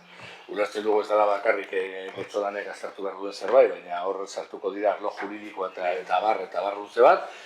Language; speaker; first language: Basque; native; Basque